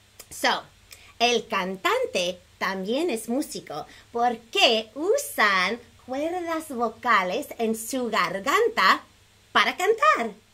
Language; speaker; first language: Spanish; early bilingual, heritage; Spanish